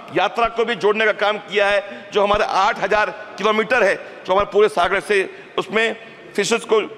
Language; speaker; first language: Hindi; native; Hindi